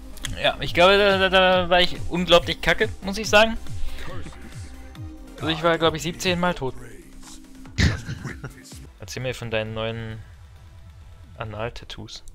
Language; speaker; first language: German; native; German